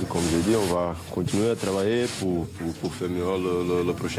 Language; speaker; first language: French; non-native, fluent; Portuguese